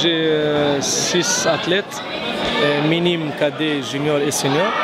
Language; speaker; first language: French; non-native, learner; Arabic